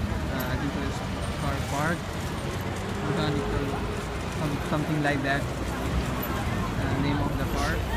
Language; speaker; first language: English; non-native, fluent; Urdu